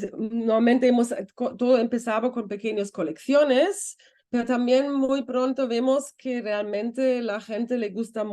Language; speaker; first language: Spanish; non-native, fluent; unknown